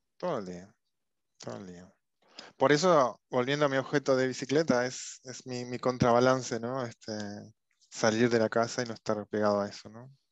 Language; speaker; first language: Spanish; native; Spanish